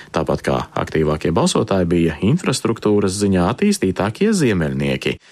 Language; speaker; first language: Latvian; early bilingual, heritage; Latvian